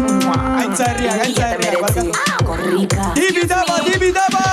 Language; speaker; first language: Basque; native; Basque